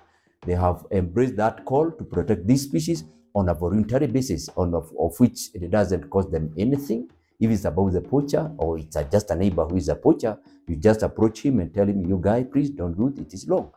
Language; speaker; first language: English; non-native, local second language; Kikuyu